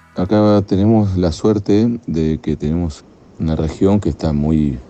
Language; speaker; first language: Spanish; native; Spanish